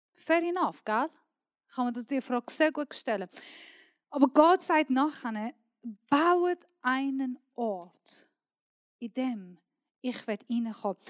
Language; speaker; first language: German; non-native, fluent; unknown